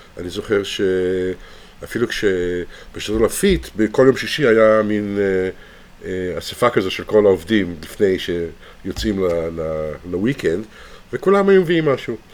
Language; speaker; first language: Hebrew; native; Hebrew